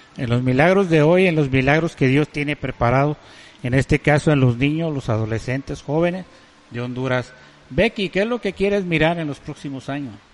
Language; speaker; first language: Spanish; native; Spanish